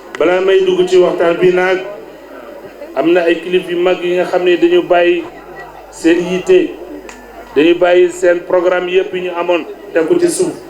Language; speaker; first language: Wolof; non-native, local second language; Fula